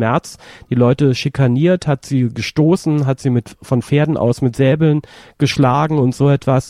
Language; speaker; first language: German; native; German